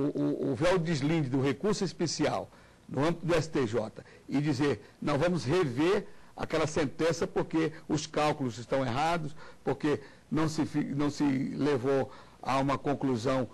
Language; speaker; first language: Portuguese; native; Portuguese